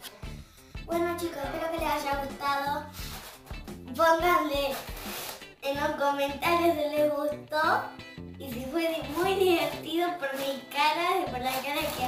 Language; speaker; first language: Spanish; native; Spanish